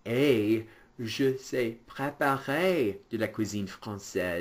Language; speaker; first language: French; non-native, fluent; English